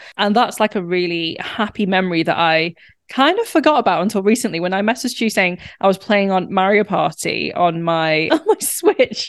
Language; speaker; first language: English; native; English